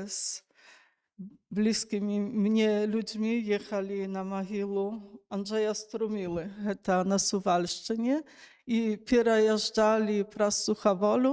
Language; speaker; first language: Polish; non-native, local second language; Belarusian